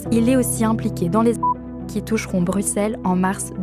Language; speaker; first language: French; native; French